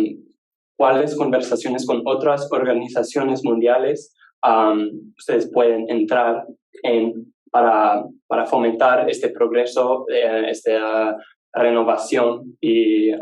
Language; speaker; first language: Spanish; non-native, learner; English